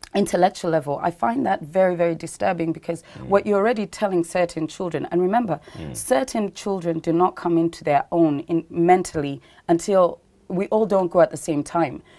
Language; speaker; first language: English; non-native, local second language; Ganda